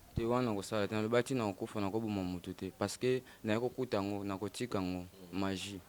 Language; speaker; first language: Lingala; non-native, local second language; Kongo